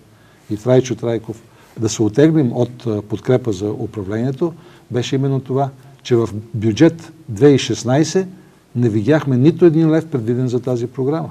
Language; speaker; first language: Bulgarian; native; Bulgarian